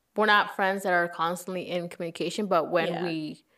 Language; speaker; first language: English; early bilingual, other home language; Spanish